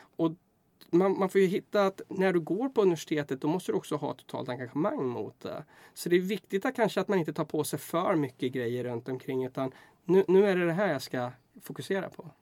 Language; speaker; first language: Swedish; native; Swedish